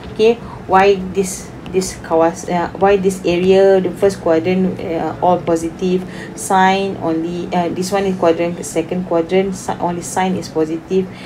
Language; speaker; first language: English; non-native, local second language; Malay